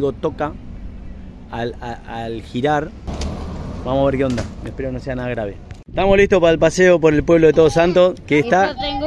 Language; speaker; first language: Spanish; native; Spanish